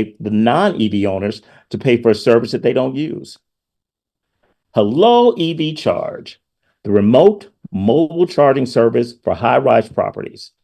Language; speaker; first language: English; native; English